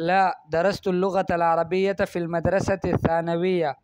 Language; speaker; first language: Arabic; non-native, fluent; Urdu